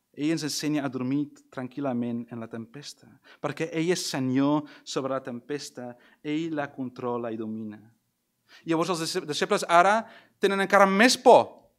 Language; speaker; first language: Catalan; non-native, fluent; English